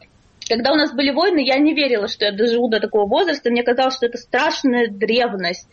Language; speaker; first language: Russian; native; Russian